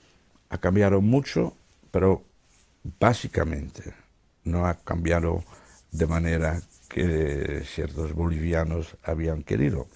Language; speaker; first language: Spanish; non-native, fluent; Dutch